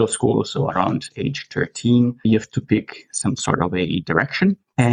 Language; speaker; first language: English; non-native, fluent; Italian